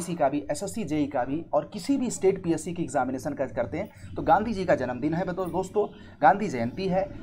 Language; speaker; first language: Hindi; native; Hindi